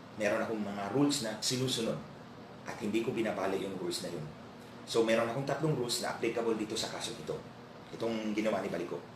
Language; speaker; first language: Filipino; non-native, local second language; Cebuano